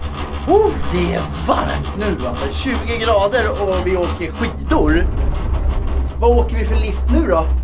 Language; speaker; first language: Swedish; native; Swedish